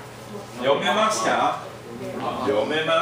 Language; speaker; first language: Japanese; non-native, fluent; English